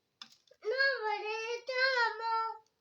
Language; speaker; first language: French; native; French